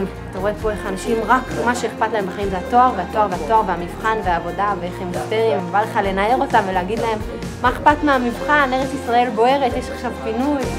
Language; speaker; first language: Hebrew; native; Hebrew